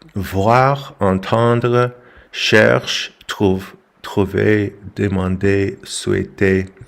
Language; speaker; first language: French; non-native, learner; English